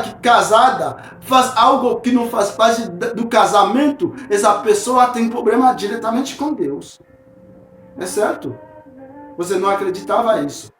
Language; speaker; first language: Portuguese; non-native, fluent; Haitian Creole